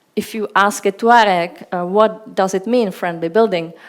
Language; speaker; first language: English; non-native, fluent; Czech